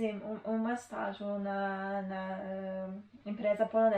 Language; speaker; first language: Portuguese; non-native, learner; Polish